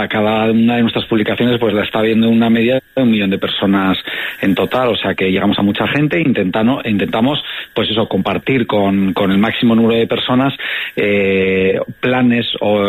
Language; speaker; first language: Spanish; native; Spanish